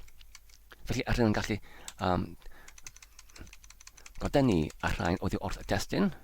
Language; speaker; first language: Welsh; non-native, fluent; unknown